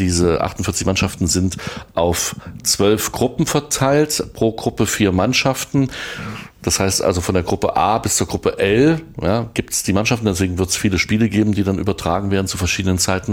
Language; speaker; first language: German; native; German